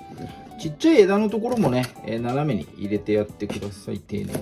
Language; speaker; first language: Japanese; native; Japanese